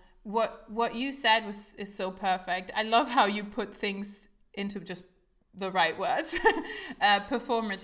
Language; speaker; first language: English; non-native, fluent; German